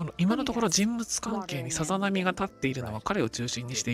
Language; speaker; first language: Japanese; native; Japanese